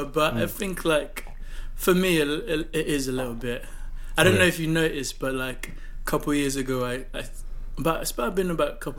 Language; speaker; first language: English; non-native, local second language; Yoruba